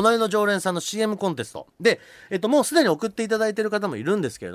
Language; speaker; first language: Japanese; native; Japanese